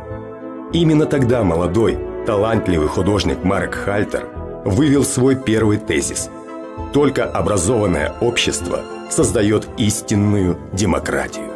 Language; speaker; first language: Russian; native; Russian